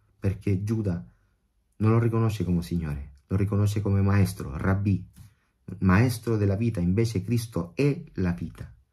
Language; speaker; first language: Italian; non-native, fluent; Spanish